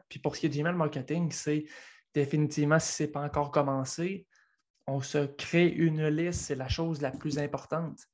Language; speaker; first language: French; native; French